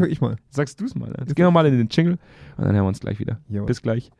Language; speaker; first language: German; native; German